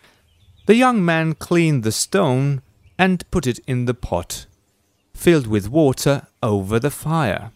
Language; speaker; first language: English; non-native, fluent; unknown